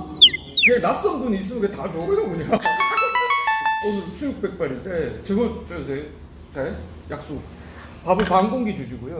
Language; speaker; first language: Korean; native; Korean